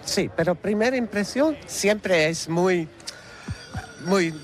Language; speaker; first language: Spanish; non-native, learner; Dutch